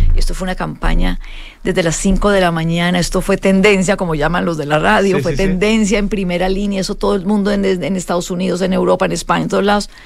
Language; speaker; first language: Spanish; native; Spanish